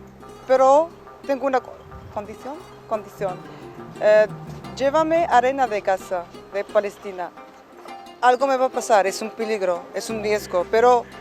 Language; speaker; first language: Spanish; non-native, fluent; Arabic